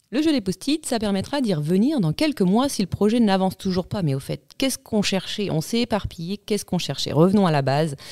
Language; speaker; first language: French; native; French